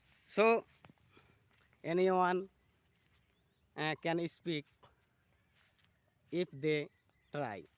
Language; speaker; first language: English; non-native, learner; Bangla